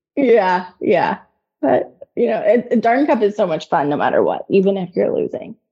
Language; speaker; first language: English; native; English